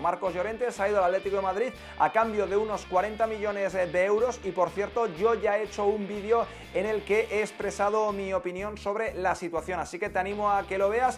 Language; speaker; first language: Spanish; native; Spanish